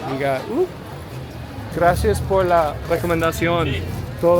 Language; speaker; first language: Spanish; non-native, learner; English